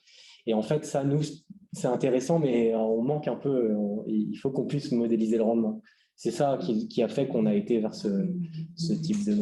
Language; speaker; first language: French; native; French